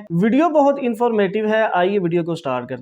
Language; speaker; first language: Hindi; native; Hindi